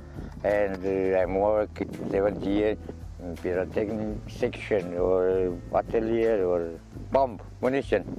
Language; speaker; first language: English; non-native, learner; Romanian